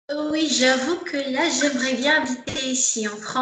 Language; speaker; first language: French; non-native, local second language; Malagasy